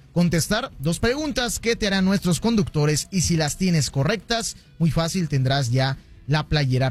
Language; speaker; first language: Spanish; native; Spanish